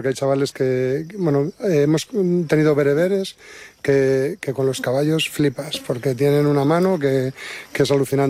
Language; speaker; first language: Spanish; native; Spanish